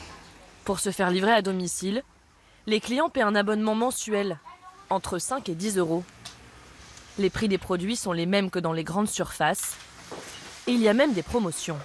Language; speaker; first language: French; native; French